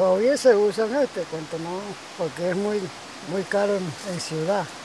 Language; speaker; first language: Spanish; non-native, local second language; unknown